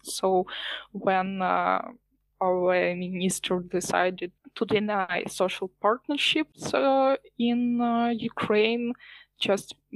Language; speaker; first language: English; non-native, learner; Ukrainian